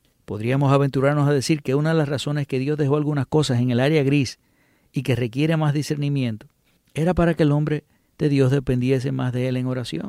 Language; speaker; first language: Spanish; native; Spanish